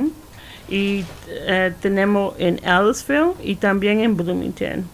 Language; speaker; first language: Spanish; early bilingual, heritage; Spanish